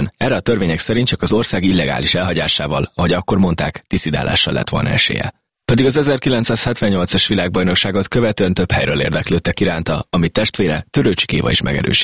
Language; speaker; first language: Hungarian; native; Hungarian